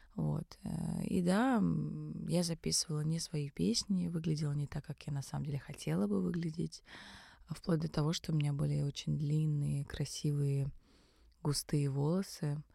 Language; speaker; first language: Russian; early bilingual, other home language; Tajik